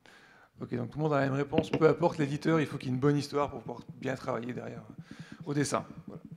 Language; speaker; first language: French; native; French